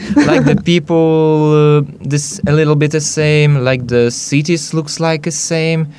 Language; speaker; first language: English; non-native, learner; Hungarian